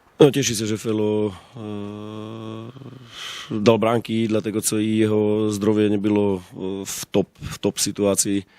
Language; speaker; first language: Polish; non-native, learner; Slovak